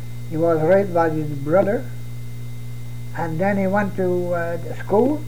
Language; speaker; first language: English; non-native, fluent; French